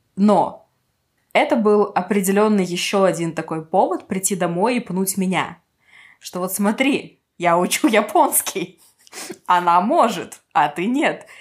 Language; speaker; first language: Russian; non-native, local second language; Ukrainian